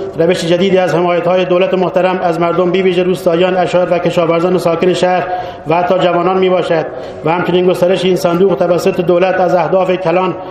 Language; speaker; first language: Persian; non-native, local second language; Baluchi